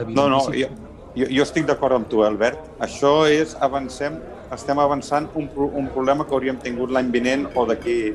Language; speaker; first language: Catalan; native; Catalan